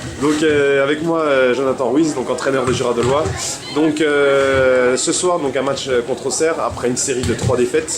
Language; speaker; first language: French; native; French